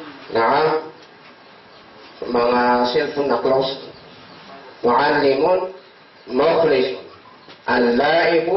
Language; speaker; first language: Arabic; non-native, fluent; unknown